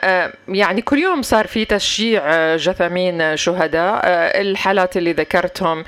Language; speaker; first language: Arabic; native; Arabic